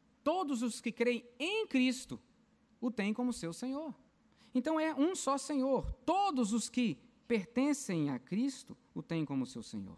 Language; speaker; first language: Portuguese; native; Portuguese